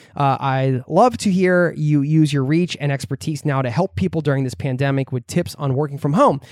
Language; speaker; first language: English; native; English